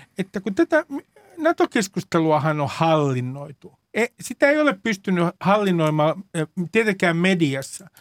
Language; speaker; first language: Finnish; native; Finnish